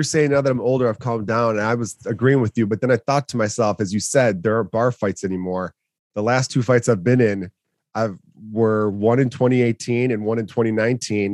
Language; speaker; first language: English; native; English